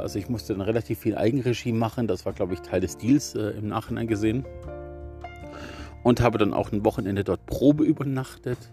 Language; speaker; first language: German; native; German